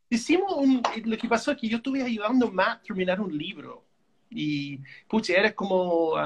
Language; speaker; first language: Spanish; non-native, fluent; English